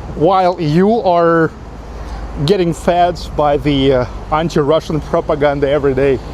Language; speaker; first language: English; non-native, fluent; Russian